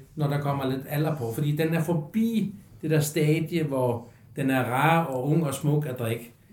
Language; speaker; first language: Danish; native; Danish